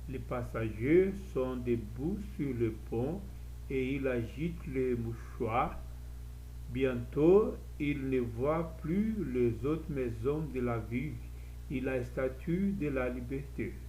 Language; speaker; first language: French; non-native, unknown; Portuguese